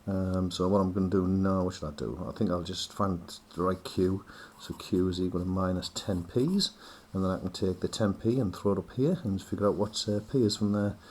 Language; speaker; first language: English; native; English